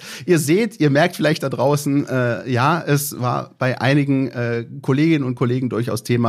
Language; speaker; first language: German; native; German